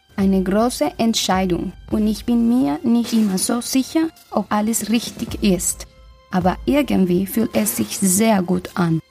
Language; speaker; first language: German; non-native, fluent; Spanish